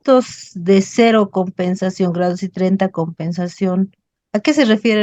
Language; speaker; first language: Spanish; native; Spanish